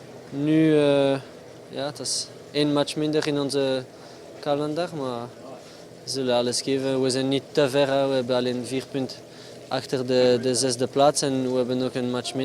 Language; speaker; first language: Dutch; non-native, local second language; French